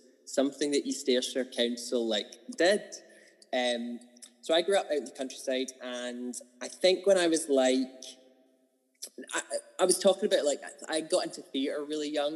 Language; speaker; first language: English; native; English